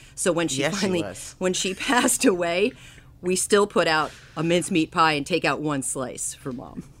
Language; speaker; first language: English; native; English